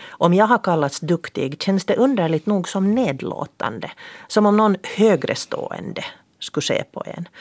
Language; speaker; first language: Swedish; native; Swedish